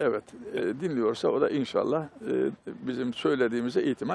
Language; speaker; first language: Turkish; native; Turkish